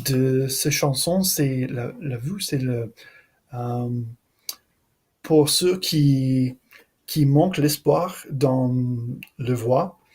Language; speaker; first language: French; non-native, learner; English